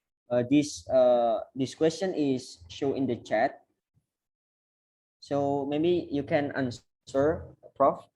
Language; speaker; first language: English; non-native, learner; Indonesian